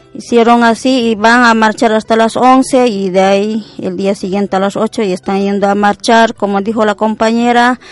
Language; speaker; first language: Spanish; non-native, local second language; Quechua